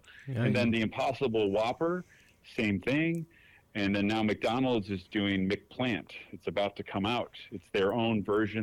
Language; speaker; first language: English; native; English